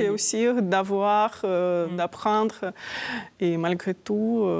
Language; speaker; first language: French; non-native, fluent; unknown